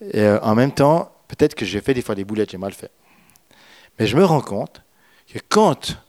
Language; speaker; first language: French; native; French